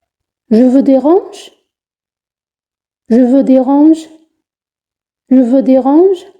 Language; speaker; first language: French; non-native, fluent; Arabic